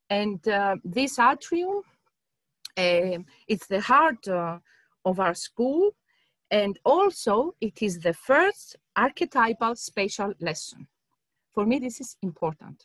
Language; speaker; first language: English; non-native, fluent; Greek